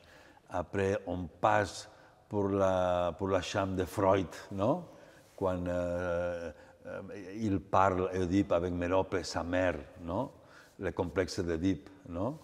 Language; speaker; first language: French; non-native, fluent; Catalan